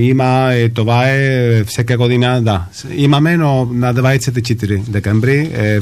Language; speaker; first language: Bulgarian; non-native, learner; Spanish